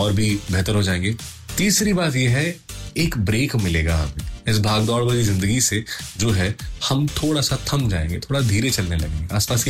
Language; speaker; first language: Hindi; non-native, local second language; Malayalam